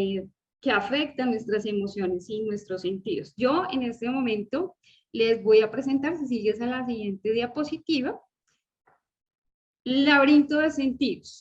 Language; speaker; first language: Spanish; native; Spanish